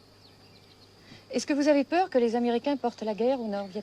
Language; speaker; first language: French; native; French